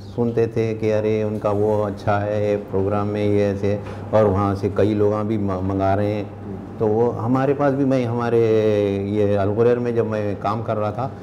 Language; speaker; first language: Hindi; non-native, local second language; Urdu